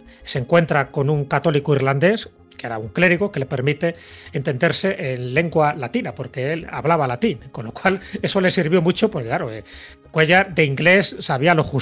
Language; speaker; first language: Spanish; native; Spanish